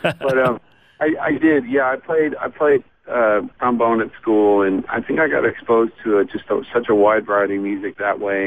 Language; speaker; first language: English; native; English